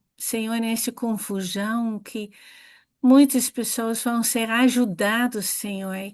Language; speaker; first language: Portuguese; non-native, fluent; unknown